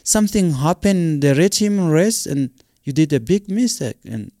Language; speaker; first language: English; non-native, local second language; Kinyarwanda